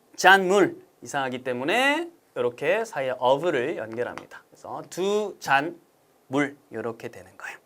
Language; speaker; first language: Korean; native; Korean